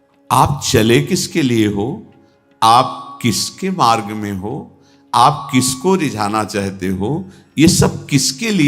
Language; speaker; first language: Hindi; native; Hindi